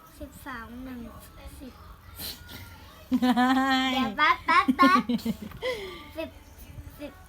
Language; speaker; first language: Thai; native; Thai